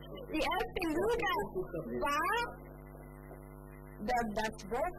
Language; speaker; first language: German; non-native, learner; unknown